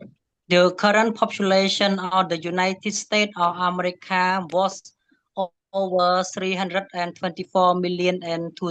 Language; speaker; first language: English; non-native, learner; Khmer